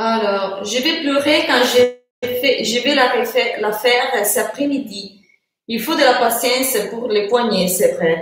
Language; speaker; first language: French; non-native, fluent; Italian